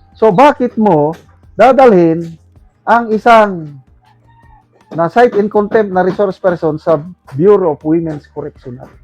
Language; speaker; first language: Filipino; native; Filipino